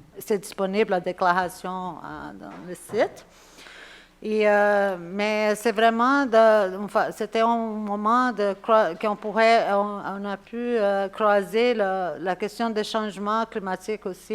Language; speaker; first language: French; non-native, fluent; Spanish